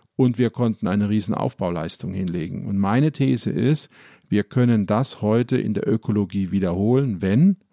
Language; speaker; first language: German; native; German